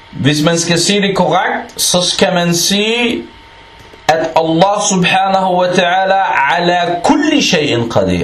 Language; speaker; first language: Danish; non-native, fluent; Arabic